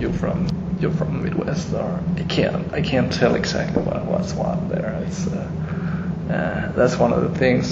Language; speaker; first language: English; non-native, fluent; Danish